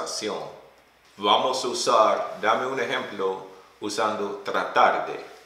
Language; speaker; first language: Spanish; non-native, fluent; English